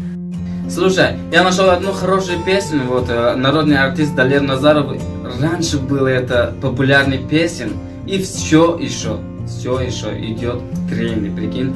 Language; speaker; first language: Russian; non-native, fluent; Tajik